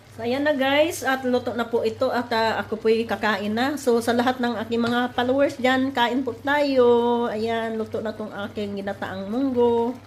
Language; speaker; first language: Filipino; non-native, local second language; Cebuano